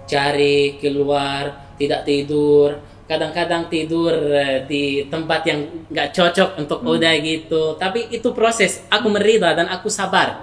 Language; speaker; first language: Indonesian; non-native, fluent; Arabic